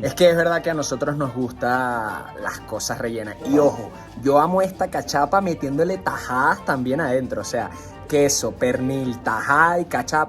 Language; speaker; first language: Spanish; native; Spanish